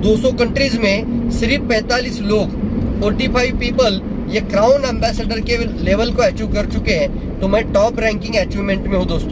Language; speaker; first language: Hindi; non-native, local second language; Marathi